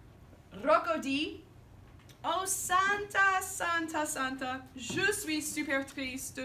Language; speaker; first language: French; non-native, fluent; English